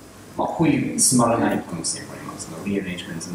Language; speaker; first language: Japanese; non-native, learner; English